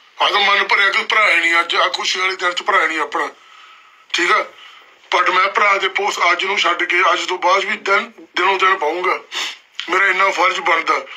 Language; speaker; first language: Punjabi; early bilingual, heritage; Punjabi